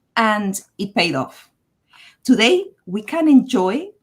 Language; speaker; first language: English; non-native, fluent; Catalan